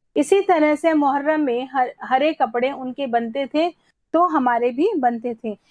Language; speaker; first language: Hindi; native; Hindi